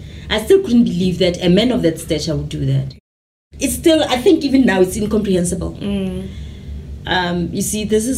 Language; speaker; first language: English; non-native, local second language; Tswana